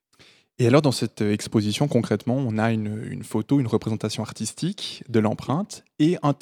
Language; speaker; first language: French; native; French